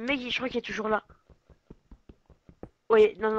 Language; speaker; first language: French; native; French